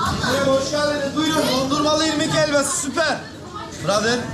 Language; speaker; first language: Turkish; native; Turkish